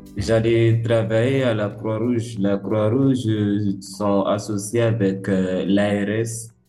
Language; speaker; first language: French; early bilingual, other home language; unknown